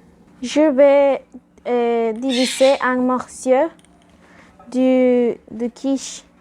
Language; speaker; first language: French; non-native, learner; Spanish